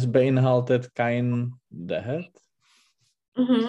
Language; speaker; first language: German; non-native, learner; Czech